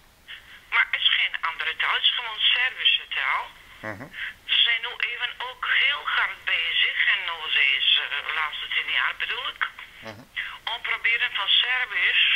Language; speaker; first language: Dutch; non-native, learner; Serbian